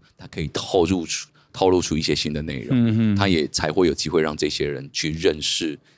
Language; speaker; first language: Chinese; native; Chinese